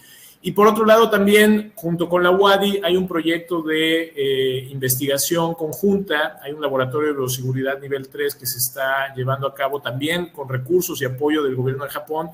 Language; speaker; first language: Spanish; native; Spanish